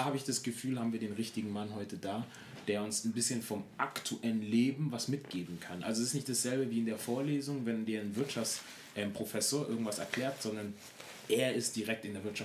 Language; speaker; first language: German; native; German